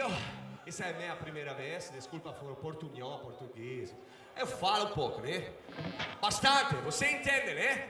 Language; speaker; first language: Portuguese; non-native, learner; Italian